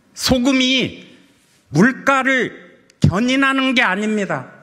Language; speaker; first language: Korean; native; Korean